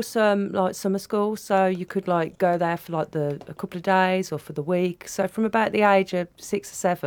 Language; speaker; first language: English; native; English